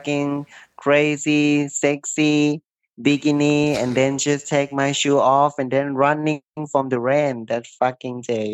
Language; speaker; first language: English; non-native, learner; Thai